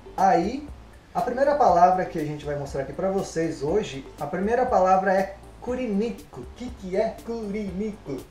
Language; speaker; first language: Portuguese; native; Portuguese